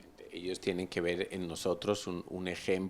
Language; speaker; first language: Spanish; native; Spanish